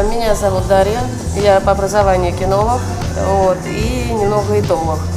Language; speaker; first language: Russian; native; Russian